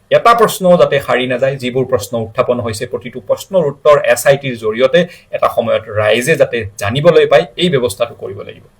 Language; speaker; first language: Assamese; native; Assamese